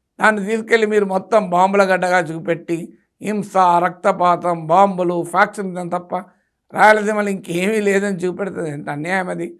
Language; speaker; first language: Telugu; native; Telugu